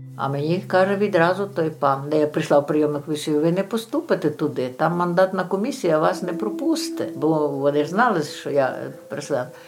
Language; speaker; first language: Ukrainian; native; Ukrainian